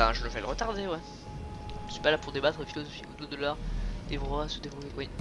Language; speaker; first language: French; native; French